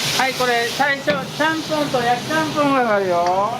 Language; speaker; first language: Japanese; native; Japanese